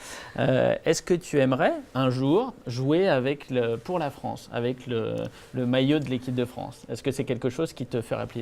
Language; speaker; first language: French; native; French